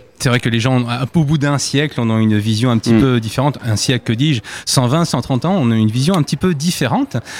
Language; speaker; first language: French; native; French